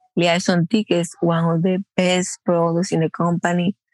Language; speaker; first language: English; non-native, learner; Spanish